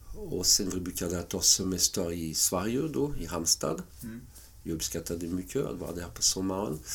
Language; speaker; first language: Swedish; non-native, fluent; French